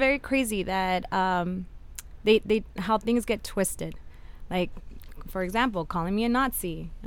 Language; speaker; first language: English; early bilingual, other home language; Spanish